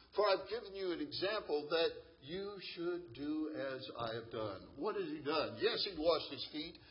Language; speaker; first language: English; native; English